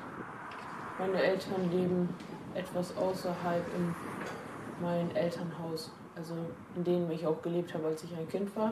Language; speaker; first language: German; native; German